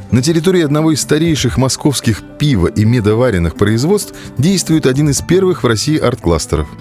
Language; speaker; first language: Russian; native; Russian